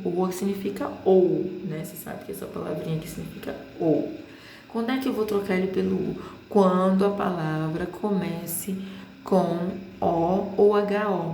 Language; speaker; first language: Portuguese; native; Portuguese